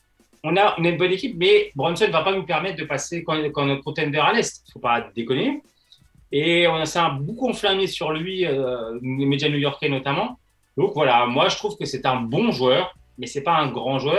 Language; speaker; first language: French; native; French